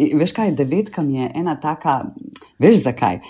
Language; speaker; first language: Slovenian; native; Slovenian